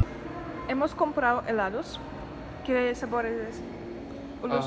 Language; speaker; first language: Spanish; non-native, fluent; Russian